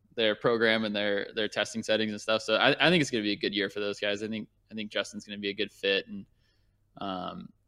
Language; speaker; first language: English; native; English